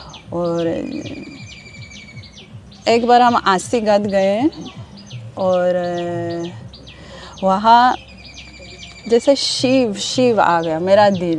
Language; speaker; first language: Hindi; non-native, learner; Hebrew